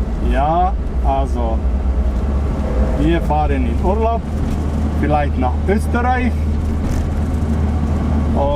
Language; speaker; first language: German; non-native, fluent; Serbian